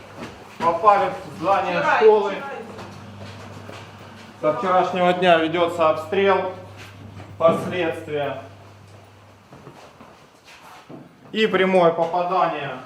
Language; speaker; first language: Russian; native; Russian